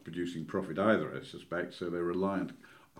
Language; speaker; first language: English; native; English